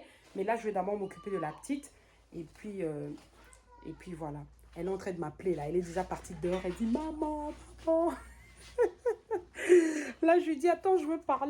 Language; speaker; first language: French; native; French